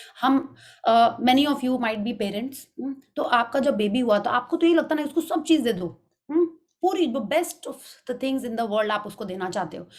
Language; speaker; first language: Hindi; native; Hindi